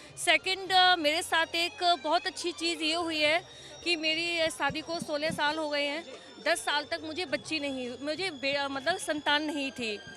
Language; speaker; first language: Hindi; native; Hindi